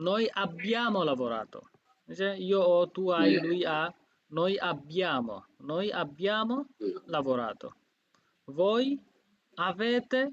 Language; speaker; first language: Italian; non-native, fluent; Bangla